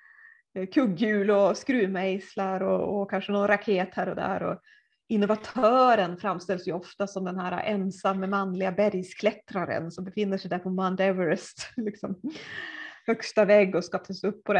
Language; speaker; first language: Swedish; native; Swedish